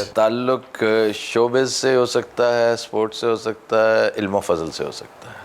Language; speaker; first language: Urdu; non-native, local second language; Punjabi